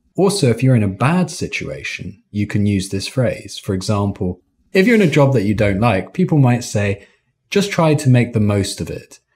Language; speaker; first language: English; native; English